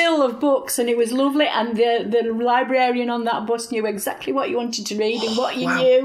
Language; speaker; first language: English; native; English